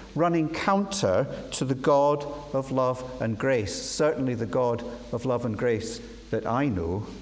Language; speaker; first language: English; native; English